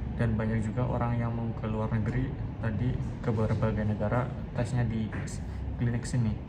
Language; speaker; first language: Indonesian; native; Indonesian